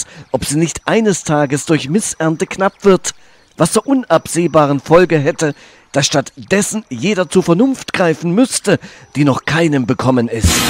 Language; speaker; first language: German; native; German